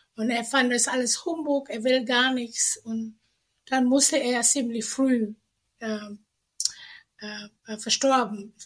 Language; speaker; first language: German; non-native, fluent; Indonesian